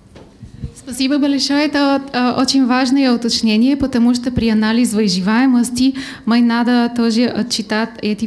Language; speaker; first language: Russian; non-native, learner; Bulgarian